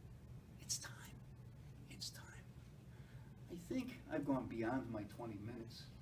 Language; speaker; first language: English; native; English